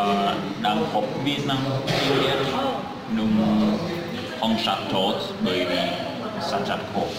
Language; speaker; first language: Vietnamese; non-native, learner; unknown